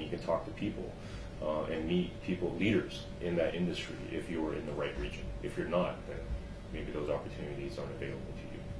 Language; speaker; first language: English; early bilingual, other home language; Chinese